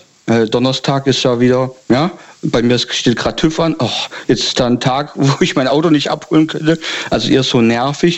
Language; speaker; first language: German; native; German